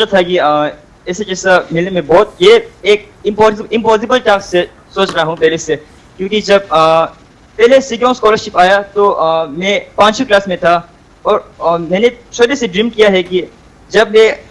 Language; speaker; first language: Hindi; non-native, local second language; Tibetan